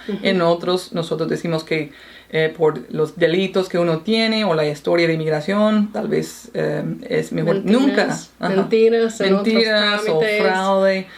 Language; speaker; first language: Spanish; non-native, fluent; English